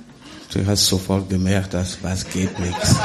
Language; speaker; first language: German; non-native, learner; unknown